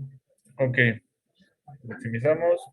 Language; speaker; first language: Spanish; native; Spanish